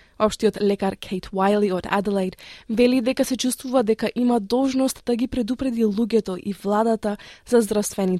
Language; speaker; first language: Macedonian; native; Macedonian